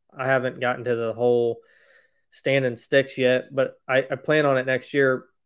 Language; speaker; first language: English; native; English